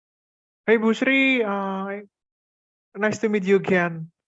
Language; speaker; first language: English; non-native, fluent; Indonesian